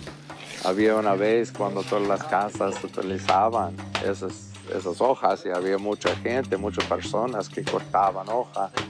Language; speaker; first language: Spanish; non-native, fluent; English